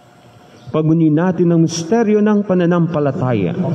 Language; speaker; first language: Filipino; native; Filipino